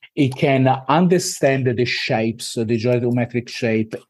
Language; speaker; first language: English; non-native, fluent; Italian